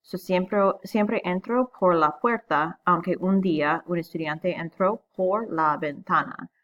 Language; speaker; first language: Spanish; non-native, fluent; English